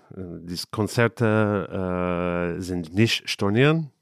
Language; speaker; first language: German; non-native, learner; English